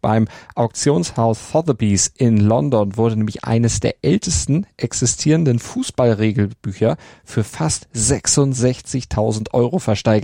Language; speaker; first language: German; native; German